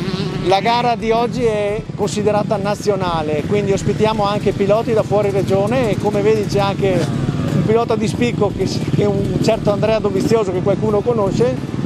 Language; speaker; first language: Italian; native; Italian